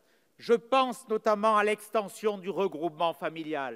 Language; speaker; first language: French; native; French